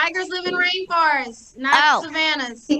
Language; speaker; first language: English; native; English